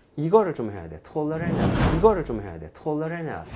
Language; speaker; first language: Korean; native; Korean